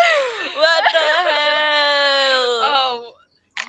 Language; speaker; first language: English; non-native, learner; Indonesian